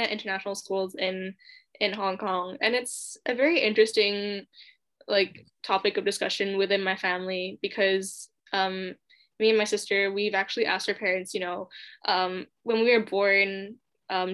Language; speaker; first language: English; non-native, local second language; Cantonese